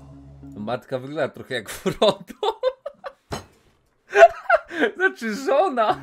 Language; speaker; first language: Polish; native; Polish